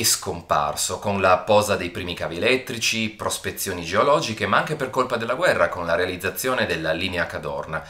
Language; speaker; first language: Italian; native; Italian